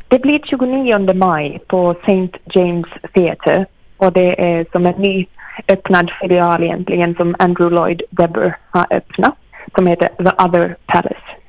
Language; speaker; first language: Swedish; native; Swedish